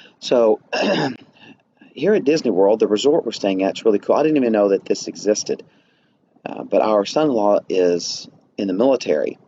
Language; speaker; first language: English; native; English